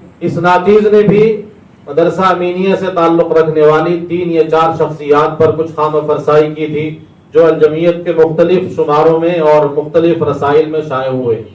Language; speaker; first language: Urdu; native; Urdu